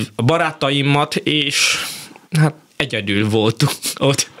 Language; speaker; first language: Hungarian; non-native, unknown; Vietnamese